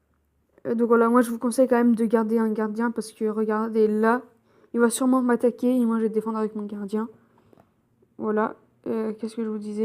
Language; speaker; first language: French; native; French